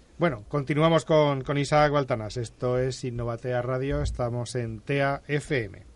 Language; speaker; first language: Spanish; native; Spanish